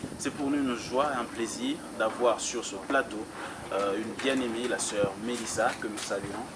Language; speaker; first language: French; non-native, local second language; Lingala